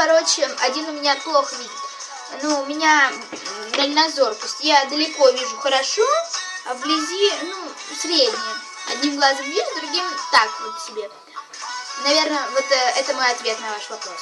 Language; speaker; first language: Russian; native; Russian